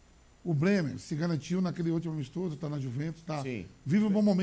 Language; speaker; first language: Portuguese; native; Portuguese